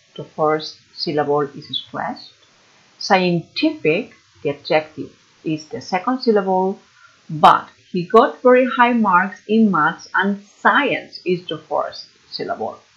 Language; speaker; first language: English; non-native, fluent; Catalan